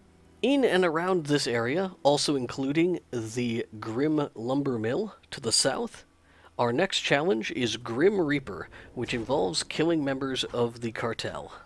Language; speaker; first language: English; native; English